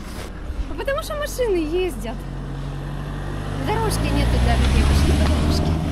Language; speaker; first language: Russian; native; Russian